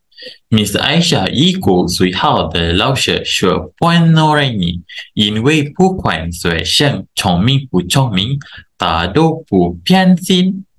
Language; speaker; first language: Chinese; non-native, local second language; Malay